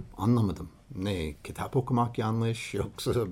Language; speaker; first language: Turkish; non-native, learner; English